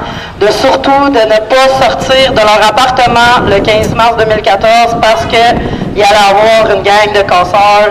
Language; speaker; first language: French; native; French